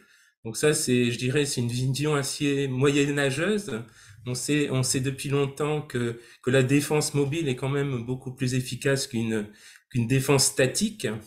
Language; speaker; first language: French; native; French